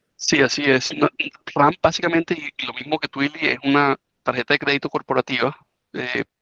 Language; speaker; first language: Spanish; native; Spanish